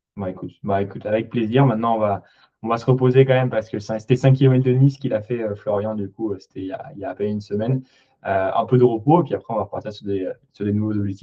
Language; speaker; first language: French; native; French